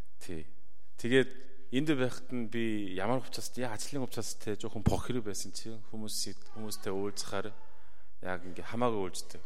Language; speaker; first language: Mongolian; non-native, fluent; Korean